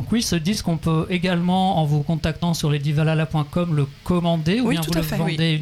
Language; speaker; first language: French; native; French